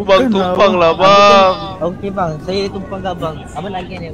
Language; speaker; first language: Malay; native; Malay